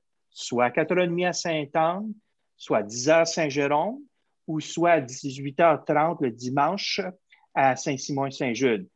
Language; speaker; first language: French; native; French